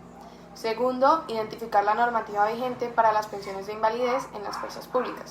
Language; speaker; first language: Spanish; native; Spanish